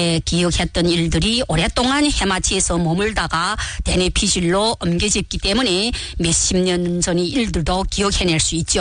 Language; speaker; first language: Korean; native; Korean